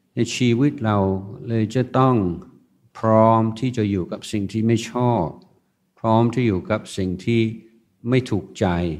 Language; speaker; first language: Thai; non-native, fluent; English